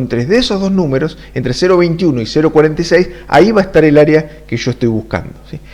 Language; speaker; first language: Spanish; native; Spanish